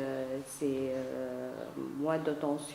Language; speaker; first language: French; non-native, learner; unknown